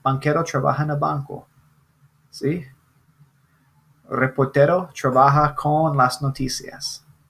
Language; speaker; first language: Spanish; non-native, fluent; English